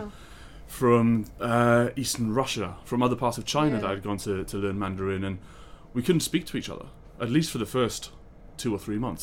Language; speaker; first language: English; native; English